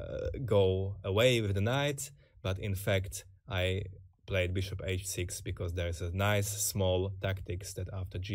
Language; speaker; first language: English; non-native, fluent; Slovak